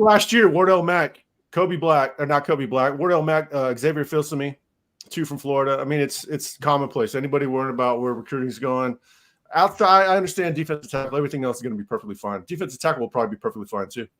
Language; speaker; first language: English; native; English